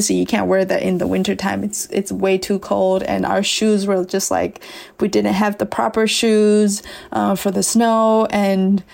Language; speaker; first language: English; early bilingual, other home language; S'gaw Karen